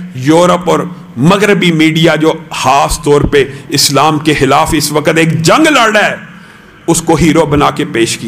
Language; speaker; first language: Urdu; non-native, local second language; Punjabi